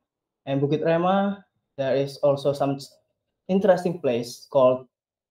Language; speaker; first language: English; non-native, learner; Indonesian